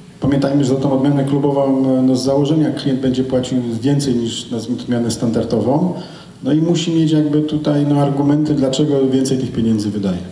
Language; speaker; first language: Polish; native; Polish